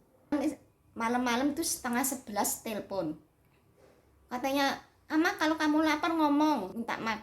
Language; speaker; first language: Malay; non-native, local second language; Javanese